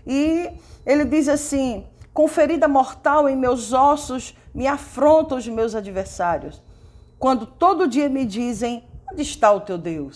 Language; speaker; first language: Portuguese; native; Portuguese